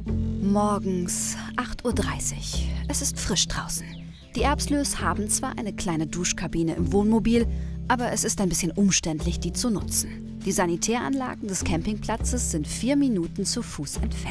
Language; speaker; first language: German; native; German